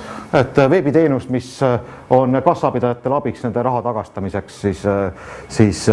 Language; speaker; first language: Estonian; native; Estonian